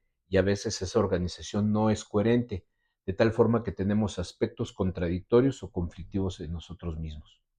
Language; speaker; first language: Spanish; native; Spanish